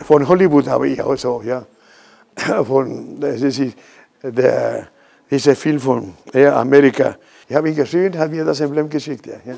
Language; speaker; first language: German; non-native, fluent; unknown